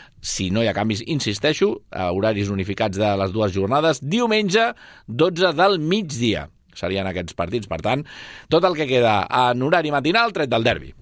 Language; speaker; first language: Catalan; native; Catalan